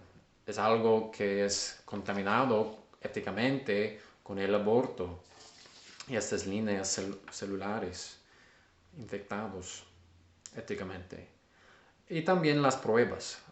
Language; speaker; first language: Spanish; non-native, learner; English